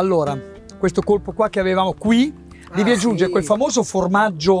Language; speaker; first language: Italian; native; Italian